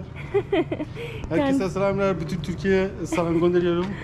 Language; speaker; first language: Turkish; non-native, learner; Persian